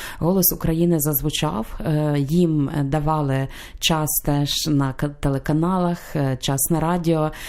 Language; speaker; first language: Ukrainian; native; Ukrainian